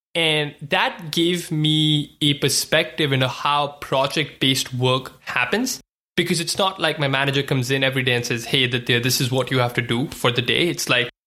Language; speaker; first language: English; non-native, local second language; Hindi